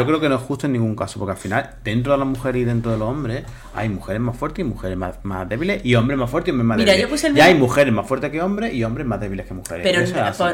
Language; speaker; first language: Spanish; native; Spanish